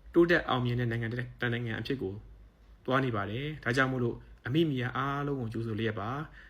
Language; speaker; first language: Burmese; native; Burmese